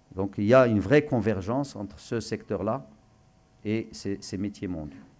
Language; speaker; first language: French; non-native, local second language; Arabic